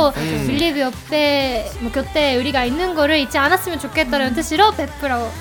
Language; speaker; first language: Korean; non-native, fluent; Japanese